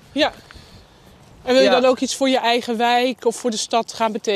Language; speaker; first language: Dutch; native; Dutch